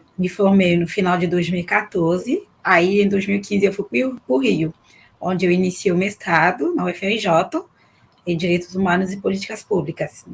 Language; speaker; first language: Portuguese; non-native, fluent; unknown